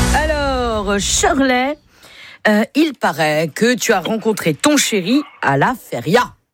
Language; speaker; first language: French; native; French